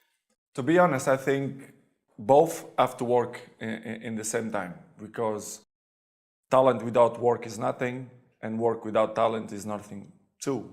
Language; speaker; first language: English; non-native, fluent; Portuguese